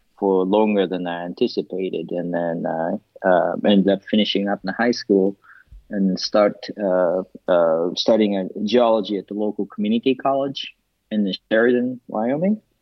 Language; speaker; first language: English; non-native, fluent; Japanese